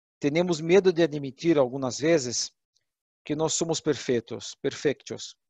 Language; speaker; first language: Portuguese; non-native, learner; Spanish